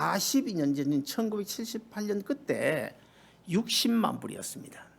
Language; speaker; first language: Korean; native; Korean